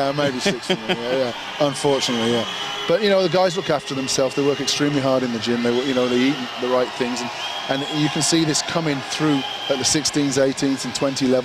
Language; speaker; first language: English; native; English